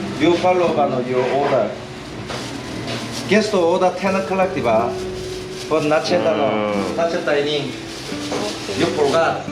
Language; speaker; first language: English; non-native, learner; Korean